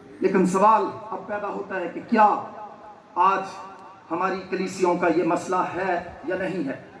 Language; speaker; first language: Urdu; non-native, local second language; Punjabi